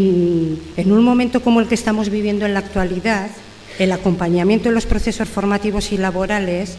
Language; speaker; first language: Spanish; native; Spanish